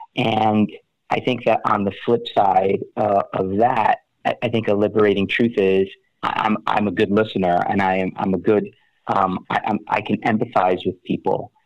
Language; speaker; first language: English; native; English